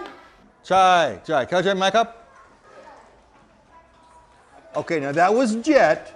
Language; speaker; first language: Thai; non-native, learner; English